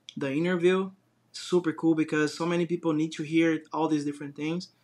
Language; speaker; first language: English; non-native, fluent; Portuguese